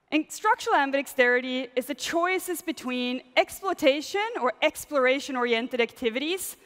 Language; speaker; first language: English; non-native, fluent; Swedish